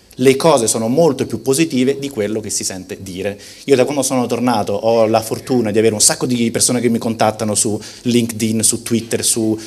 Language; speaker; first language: Italian; early bilingual, heritage; Italian